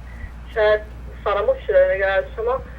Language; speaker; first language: Persian; native; Persian